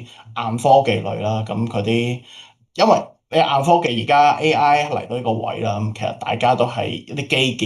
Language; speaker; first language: Cantonese; native; Cantonese